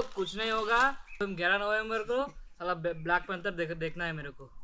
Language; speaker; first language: Hindi; non-native, local second language; Odia